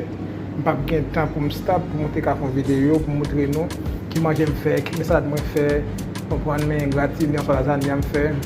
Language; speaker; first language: French; non-native, learner; Haitian Creole